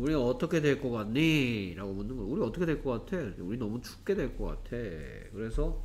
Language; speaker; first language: Korean; native; Korean